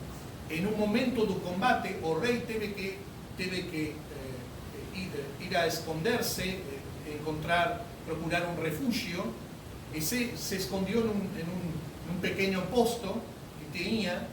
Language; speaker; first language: Spanish; non-native, learner; Portuguese